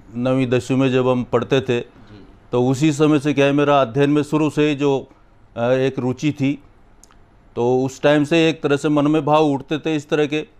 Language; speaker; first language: Hindi; native; Hindi